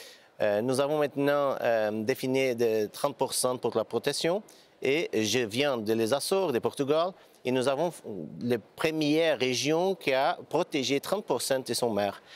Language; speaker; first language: French; non-native, learner; Portuguese